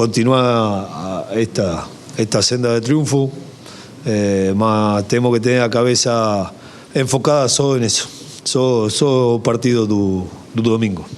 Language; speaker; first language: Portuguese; non-native, learner; Spanish